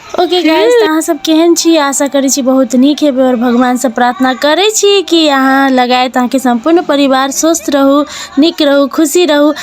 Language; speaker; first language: Maithili; non-native, local second language; Nepali